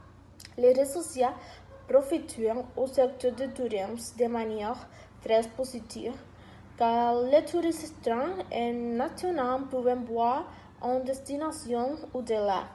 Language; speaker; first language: French; non-native, learner; Spanish